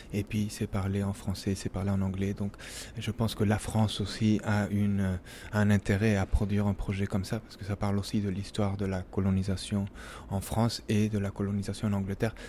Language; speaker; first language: French; non-native, fluent; Spanish